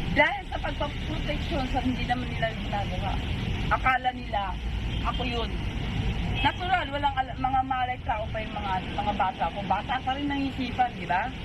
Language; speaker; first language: Filipino; non-native, local second language; Cebuano